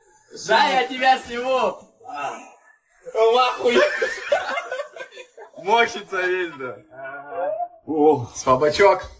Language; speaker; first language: Russian; native; Russian